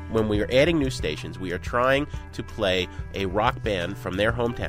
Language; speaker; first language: English; native; English